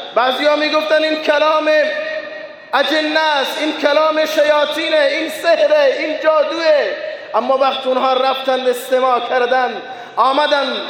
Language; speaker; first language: Persian; non-native, local second language; Baluchi